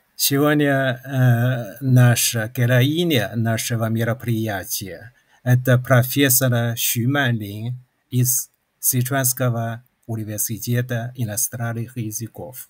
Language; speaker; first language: Russian; non-native, fluent; Chinese